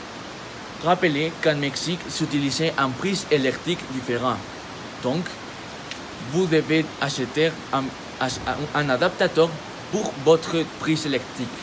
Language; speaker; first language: French; non-native, learner; Spanish